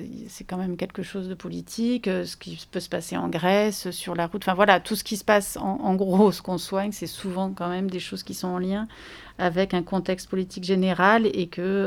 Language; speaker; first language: French; native; French